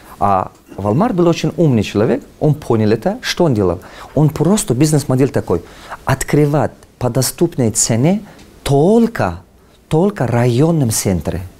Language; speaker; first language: Russian; non-native, local second language; Tajik